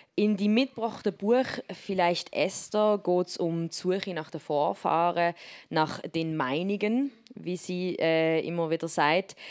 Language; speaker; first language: German; native; German